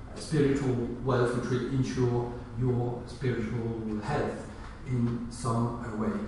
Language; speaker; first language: English; non-native, fluent; French